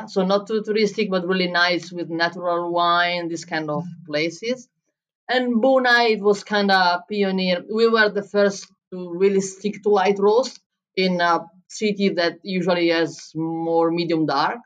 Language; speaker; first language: English; non-native, fluent; Italian